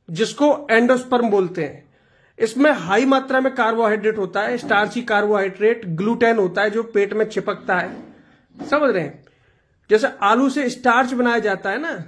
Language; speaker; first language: Hindi; non-native, local second language; Gujarati